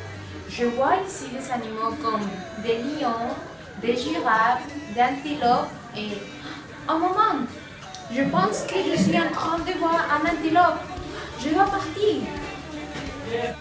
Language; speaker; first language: French; non-native, learner; Spanish